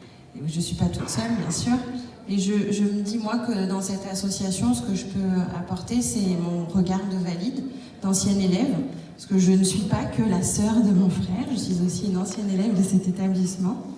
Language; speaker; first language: French; native; French